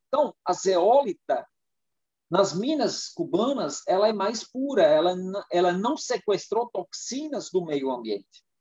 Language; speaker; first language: Portuguese; non-native, fluent; German